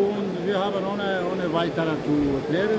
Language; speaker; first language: German; non-native, learner; Albanian